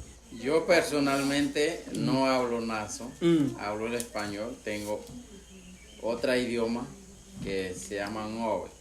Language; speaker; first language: Spanish; non-native, local second language; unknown